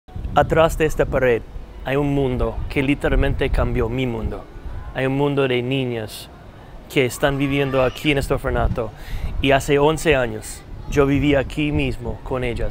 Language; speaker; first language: Spanish; non-native, fluent; English